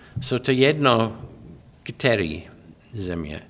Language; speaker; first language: Czech; non-native, learner; English